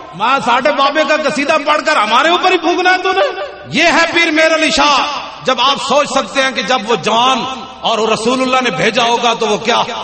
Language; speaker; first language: Urdu; non-native, local second language; Punjabi